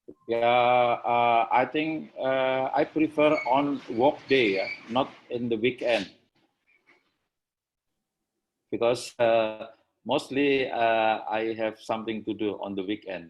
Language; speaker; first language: English; non-native, learner; Indonesian